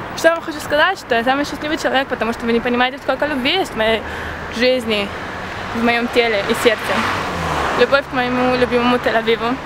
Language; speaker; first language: Russian; early bilingual, heritage; Russian